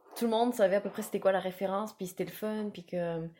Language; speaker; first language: French; non-native, fluent; English